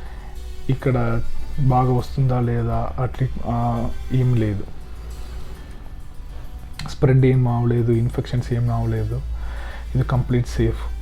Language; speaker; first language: Telugu; non-native, learner; Kannada